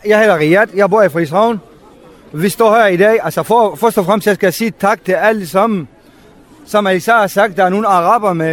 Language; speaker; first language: Danish; non-native, fluent; Arabic